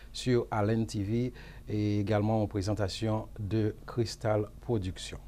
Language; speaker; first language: French; non-native, local second language; Haitian Creole